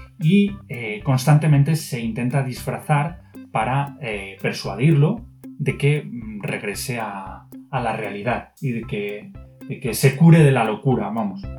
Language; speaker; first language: Spanish; native; Spanish